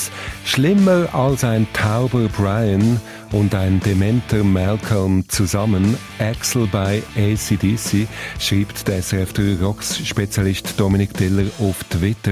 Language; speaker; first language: German; native; German